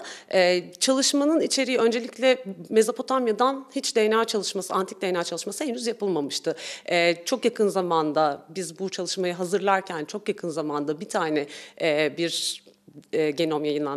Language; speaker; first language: Turkish; native; Turkish